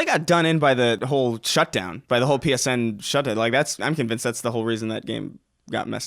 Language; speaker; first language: English; native; English